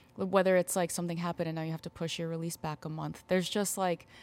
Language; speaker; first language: English; native; English